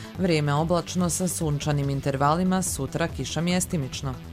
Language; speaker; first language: Serbian; native; Serbian